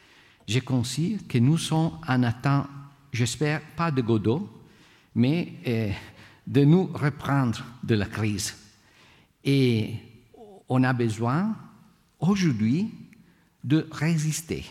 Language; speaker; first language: French; non-native, fluent; Italian